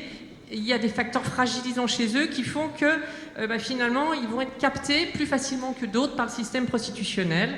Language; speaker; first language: French; native; French